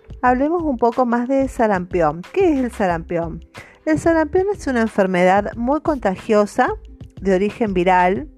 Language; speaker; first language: Spanish; native; Spanish